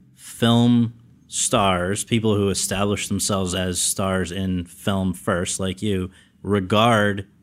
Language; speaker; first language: English; native; English